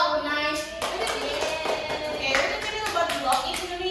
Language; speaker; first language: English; non-native, learner; Indonesian